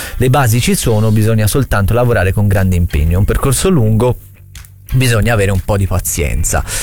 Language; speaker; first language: Italian; native; Italian